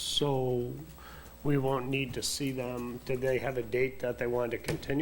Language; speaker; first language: English; native; English